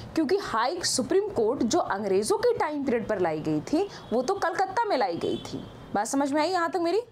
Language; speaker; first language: Hindi; native; Hindi